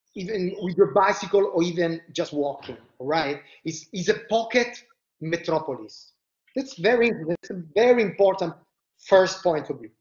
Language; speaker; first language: English; non-native, fluent; Italian